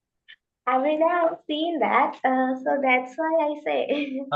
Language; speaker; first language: English; non-native, learner; Tamil